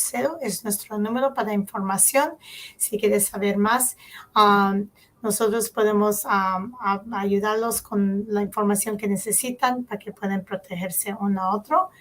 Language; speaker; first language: Spanish; early bilingual, heritage; Spanish